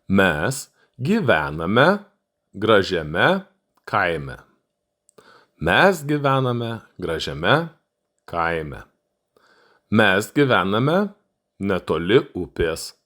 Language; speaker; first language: Lithuanian; non-native, fluent; Russian